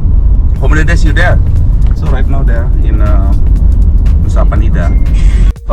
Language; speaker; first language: English; non-native, learner; Indonesian